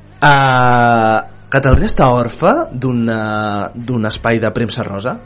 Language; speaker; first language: Catalan; native; Catalan